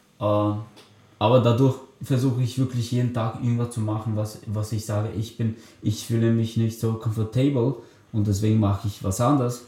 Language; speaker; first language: German; early bilingual, other home language; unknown